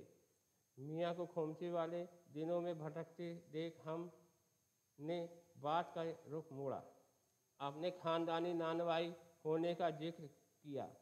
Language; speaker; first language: Hindi; native; Hindi